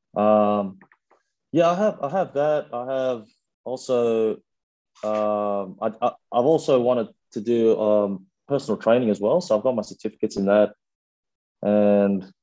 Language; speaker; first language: English; early bilingual, other home language; Fijian